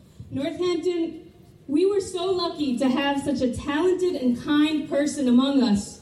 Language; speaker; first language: English; native; English